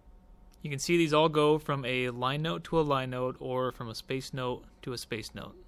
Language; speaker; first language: English; native; English